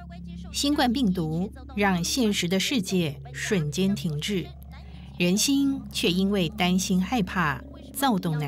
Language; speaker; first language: Chinese; native; Chinese